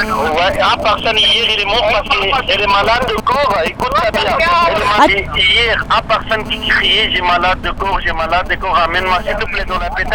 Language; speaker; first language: French; non-native, learner; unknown